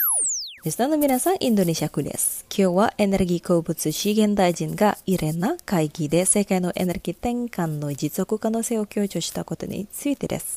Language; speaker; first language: Japanese; non-native, fluent; Indonesian